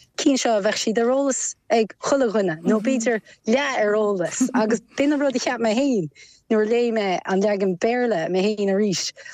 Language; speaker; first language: Irish; non-native, local second language; English